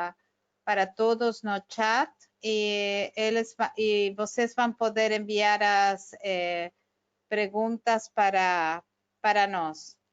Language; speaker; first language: Portuguese; non-native, fluent; Spanish